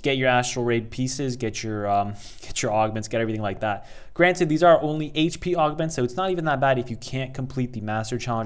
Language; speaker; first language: English; native; English